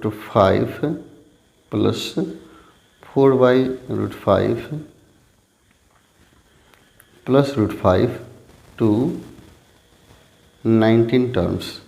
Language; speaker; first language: Hindi; native; Hindi